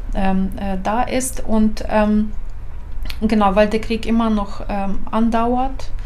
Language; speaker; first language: German; non-native, fluent; Ukrainian